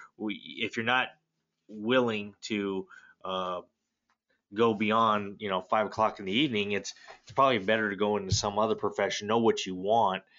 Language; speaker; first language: English; native; English